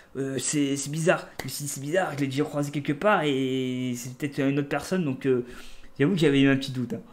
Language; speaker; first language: French; native; French